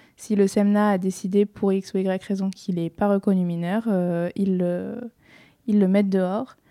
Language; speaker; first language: French; native; French